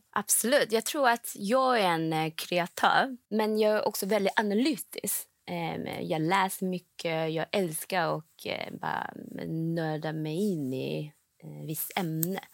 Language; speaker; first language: Swedish; non-native, fluent; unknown